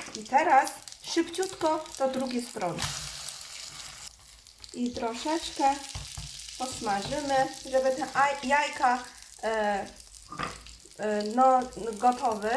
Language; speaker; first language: Polish; non-native, learner; Chinese